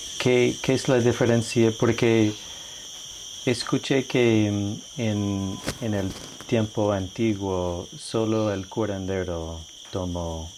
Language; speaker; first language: Spanish; non-native, fluent; English